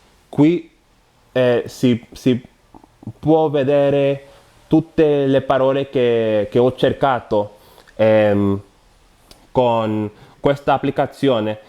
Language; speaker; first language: Italian; non-native, learner; Spanish